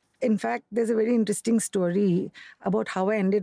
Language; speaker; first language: English; non-native, local second language; Hindi